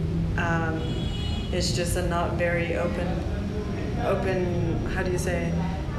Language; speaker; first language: English; non-native, fluent; German